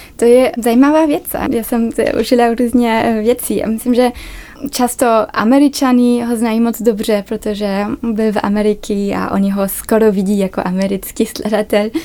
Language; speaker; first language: Czech; early bilingual, other home language; German